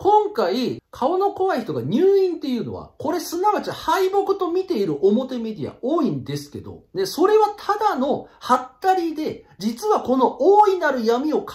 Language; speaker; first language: Japanese; native; Japanese